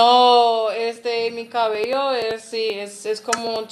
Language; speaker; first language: Spanish; non-native, learner; English